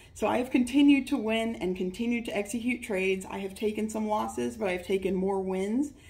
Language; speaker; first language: English; native; English